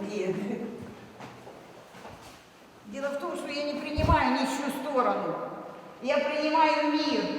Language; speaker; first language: Russian; native; Russian